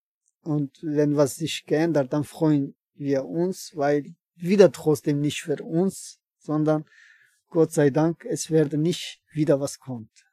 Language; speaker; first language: German; non-native, learner; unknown